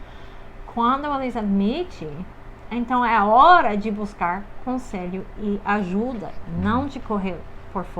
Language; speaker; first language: Portuguese; non-native, fluent; English